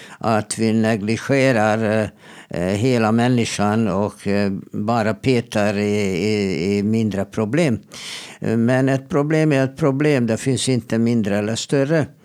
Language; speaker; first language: Swedish; non-native, fluent; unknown